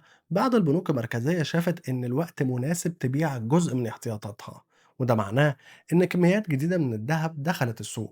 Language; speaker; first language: Arabic; native; Arabic